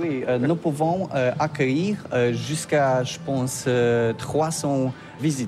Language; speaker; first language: French; non-native, learner; Polish